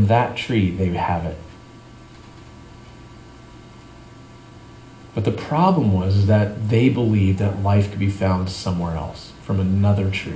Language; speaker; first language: English; native; English